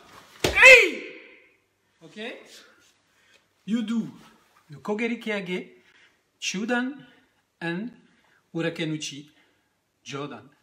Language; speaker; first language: English; non-native, learner; French